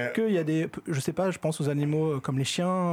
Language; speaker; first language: French; native; French